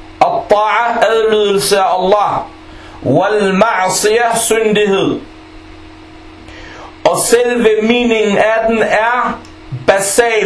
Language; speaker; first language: Danish; non-native, fluent; Arabic